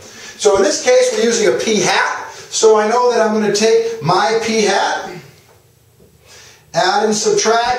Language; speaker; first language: English; native; English